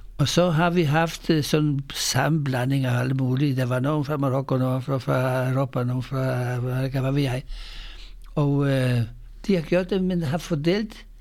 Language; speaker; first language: Danish; non-native, fluent; Polish